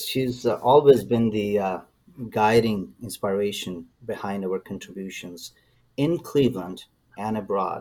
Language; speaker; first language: English; non-native, local second language; Urdu